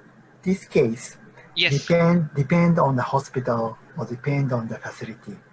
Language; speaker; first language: English; non-native, learner; Japanese